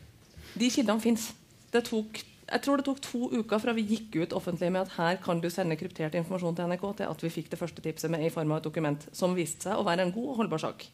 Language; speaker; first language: Norwegian; native; Norwegian